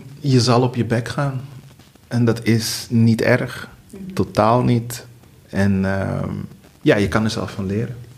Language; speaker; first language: Dutch; early bilingual, other home language; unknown